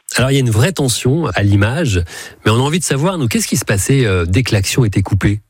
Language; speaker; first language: French; native; French